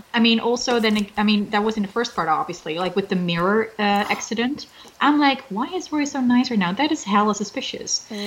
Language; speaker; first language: English; non-native, fluent; Dutch